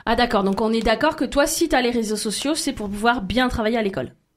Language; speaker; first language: French; native; French